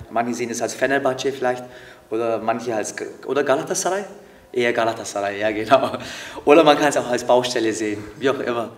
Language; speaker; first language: German; early bilingual, other home language; Turkish